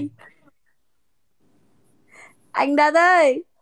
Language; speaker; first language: Vietnamese; non-native, learner; Indonesian